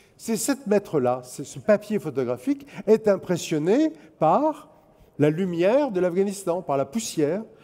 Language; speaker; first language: French; native; French